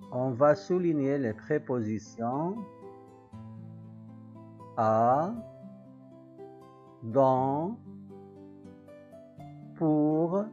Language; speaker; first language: French; non-native, local second language; Arabic